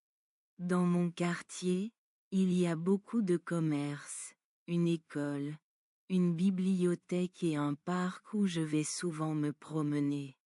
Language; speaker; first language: French; non-native, learner; Bangla